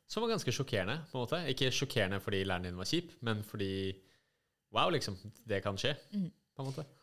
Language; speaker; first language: Norwegian; native; Norwegian